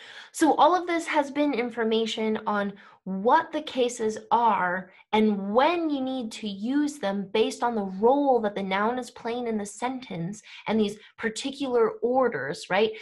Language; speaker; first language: English; native; English